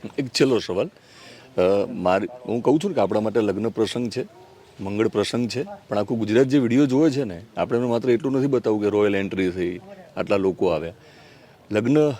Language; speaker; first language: Gujarati; native; Gujarati